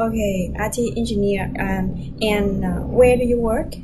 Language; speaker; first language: English; non-native, fluent; Vietnamese